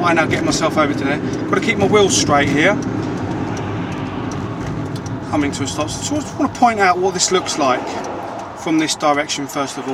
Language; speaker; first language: English; native; English